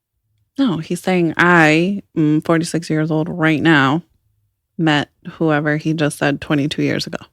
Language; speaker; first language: English; native; English